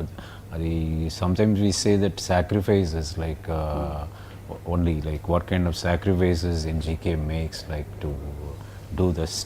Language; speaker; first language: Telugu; non-native, learner; Tamil